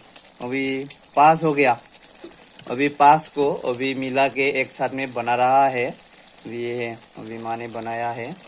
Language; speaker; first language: Hindi; non-native, local second language; Assamese